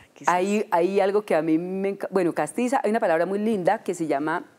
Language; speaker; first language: Spanish; native; Spanish